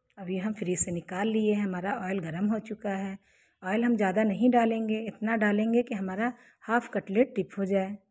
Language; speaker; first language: Hindi; native; Hindi